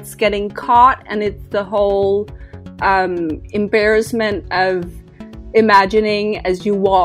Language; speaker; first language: English; non-native, fluent; Danish